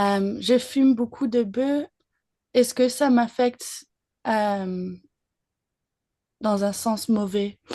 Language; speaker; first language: French; early bilingual, other home language; English